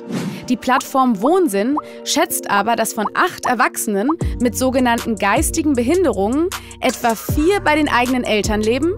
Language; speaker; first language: German; native; German